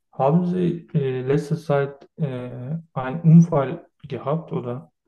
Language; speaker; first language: German; non-native, learner; Turkish